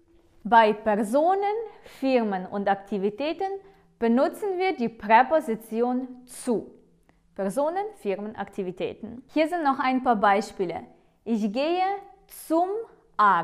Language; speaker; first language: German; non-native, fluent; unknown